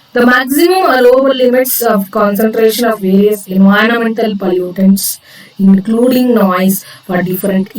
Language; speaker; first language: English; non-native, local second language; Kannada